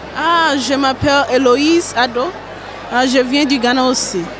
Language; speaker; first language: French; non-native, learner; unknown